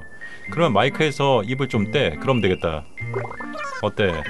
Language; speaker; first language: Korean; native; Korean